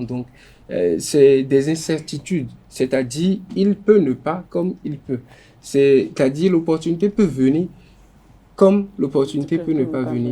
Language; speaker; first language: French; non-native, local second language; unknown